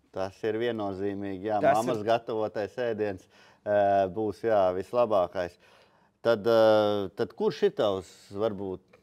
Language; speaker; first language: Latvian; native; Latvian